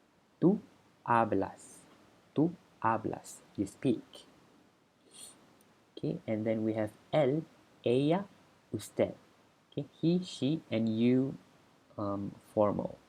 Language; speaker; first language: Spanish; non-native, fluent; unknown